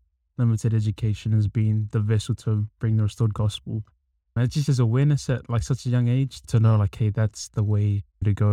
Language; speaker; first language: English; native; English